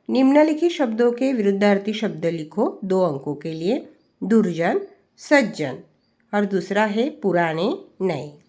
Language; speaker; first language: Hindi; non-native, local second language; Marathi